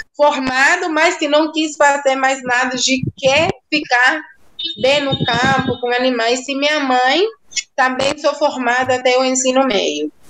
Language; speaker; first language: Portuguese; non-native, fluent; Spanish